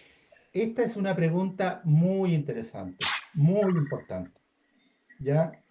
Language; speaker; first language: Spanish; native; Spanish